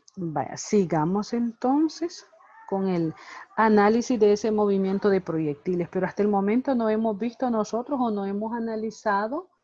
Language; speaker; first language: Spanish; native; Spanish